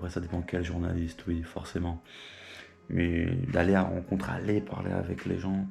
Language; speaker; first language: French; native; French